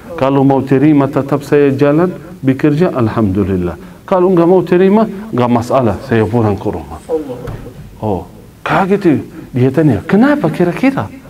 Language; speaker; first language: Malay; non-native, fluent; Arabic